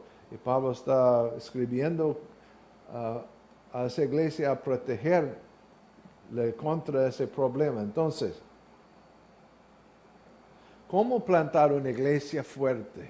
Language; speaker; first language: Spanish; non-native, learner; English